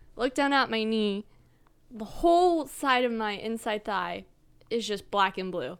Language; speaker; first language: English; native; English